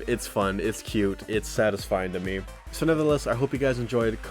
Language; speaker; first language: English; native; English